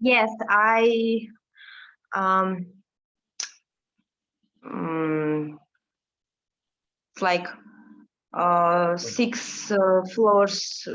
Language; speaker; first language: English; non-native, learner; Russian